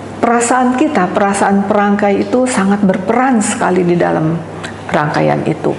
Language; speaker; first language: Indonesian; native; Indonesian